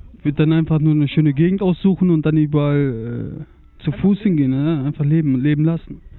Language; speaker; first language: German; early bilingual, other home language; Turkish